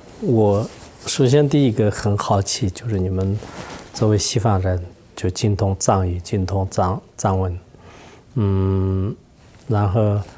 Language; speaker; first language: Chinese; non-native, local second language; Tibetan